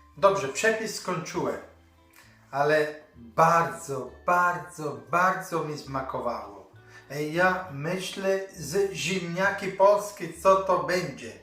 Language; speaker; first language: Polish; non-native, learner; Italian